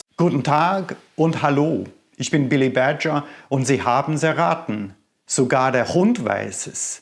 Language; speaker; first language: German; non-native, fluent; English